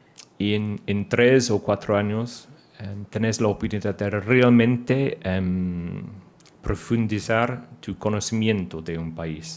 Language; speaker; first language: Spanish; non-native, fluent; English